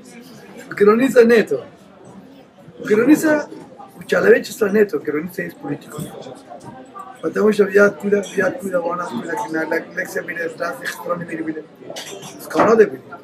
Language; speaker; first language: Russian; non-native, learner; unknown